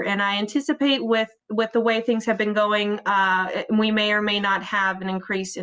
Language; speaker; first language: English; native; English